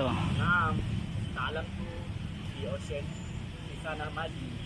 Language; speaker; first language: Arabic; non-native, learner; Indonesian